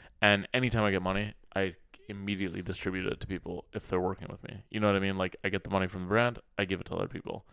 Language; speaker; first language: English; early bilingual, other home language; Arabic